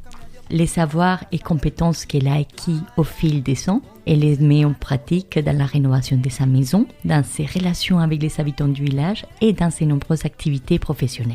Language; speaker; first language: French; non-native, fluent; Spanish